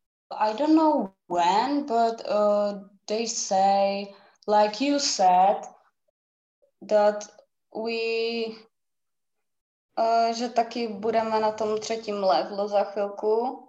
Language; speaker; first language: English; non-native, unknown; Czech